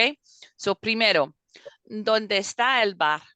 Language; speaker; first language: Spanish; non-native, fluent; English